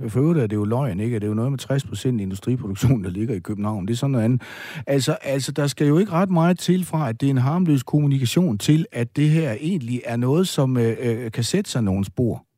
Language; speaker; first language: Danish; native; Danish